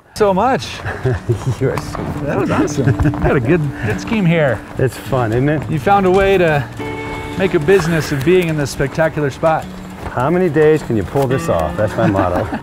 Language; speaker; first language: English; native; English